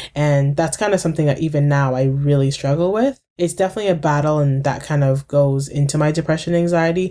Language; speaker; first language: English; native; English